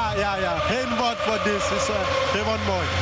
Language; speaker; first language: Dutch; non-native, learner; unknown